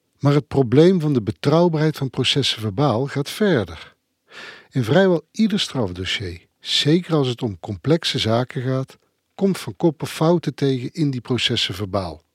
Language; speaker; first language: Dutch; native; Dutch